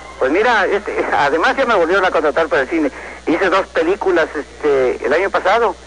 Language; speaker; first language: Spanish; native; Spanish